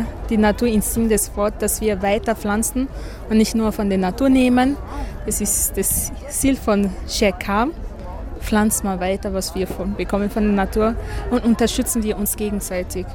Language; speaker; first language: German; non-native, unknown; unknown